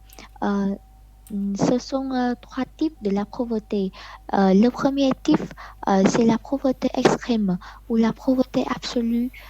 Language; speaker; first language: French; non-native, learner; Vietnamese